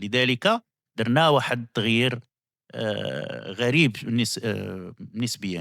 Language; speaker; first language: Arabic; native; Arabic